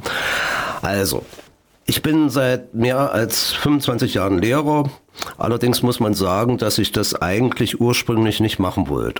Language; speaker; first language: German; native; German